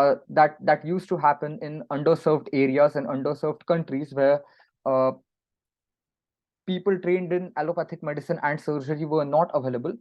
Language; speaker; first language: English; non-native, local second language; Marathi